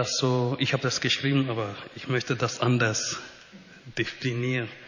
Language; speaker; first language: German; non-native, fluent; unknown